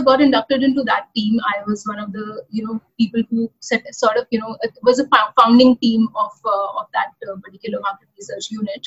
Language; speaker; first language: English; non-native, local second language; Hindi